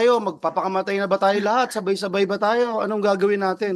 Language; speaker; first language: Filipino; native; Filipino